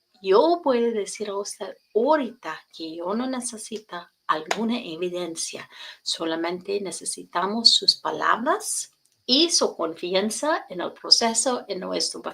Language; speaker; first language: Spanish; non-native, learner; English